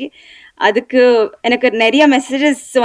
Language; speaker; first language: Tamil; non-native, learner; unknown